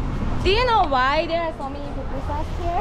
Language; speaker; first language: English; non-native, fluent; Japanese